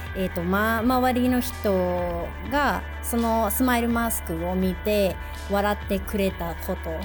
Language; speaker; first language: Japanese; non-native, fluent; Thai